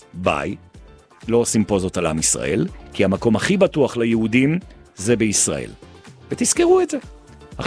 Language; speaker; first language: Hebrew; native; Hebrew